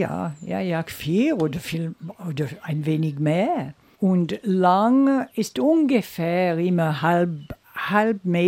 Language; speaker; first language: German; non-native, learner; Seselwa Creole French